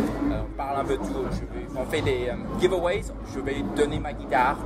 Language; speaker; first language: French; early bilingual, other home language; Cantonese